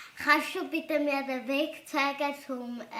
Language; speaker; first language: German; early bilingual, other home language; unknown